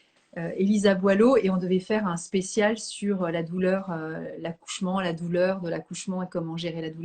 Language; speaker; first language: French; native; French